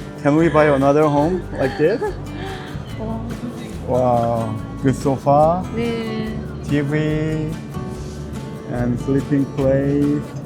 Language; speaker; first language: English; non-native, learner; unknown